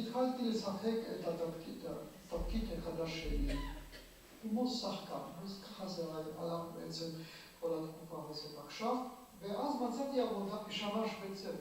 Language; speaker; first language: Hebrew; non-native, fluent; Polish